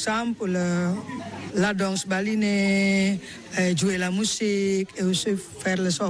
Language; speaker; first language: French; non-native, learner; Balinese